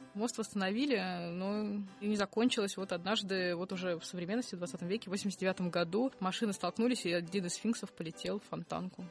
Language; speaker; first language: Russian; native; Russian